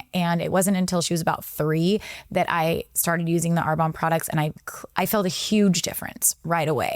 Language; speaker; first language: English; native; English